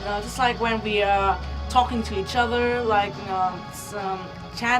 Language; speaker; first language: English; non-native, learner; Vietnamese